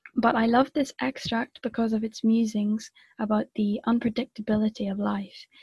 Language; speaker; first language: English; native; English